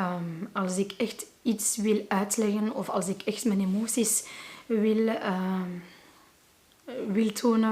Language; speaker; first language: Dutch; non-native, local second language; Arabic